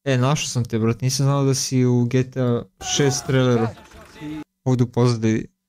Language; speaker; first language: Bosnian; early bilingual, heritage; Bosnian